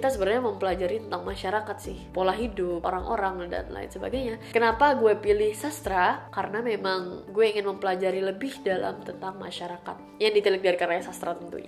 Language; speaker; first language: Indonesian; native; Indonesian